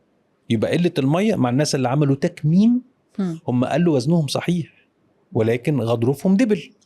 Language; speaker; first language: Arabic; native; Arabic